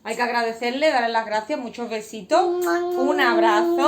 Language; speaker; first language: Spanish; native; Spanish